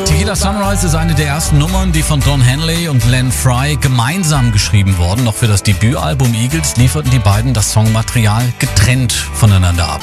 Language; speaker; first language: German; native; German